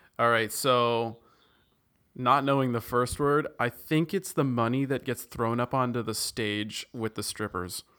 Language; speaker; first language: English; native; English